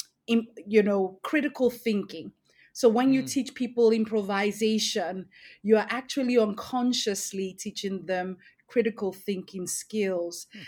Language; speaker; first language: English; non-native, local second language; Esan